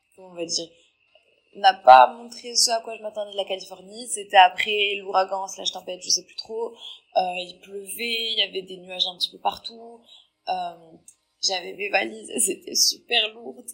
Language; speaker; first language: French; non-native, local second language; Arabic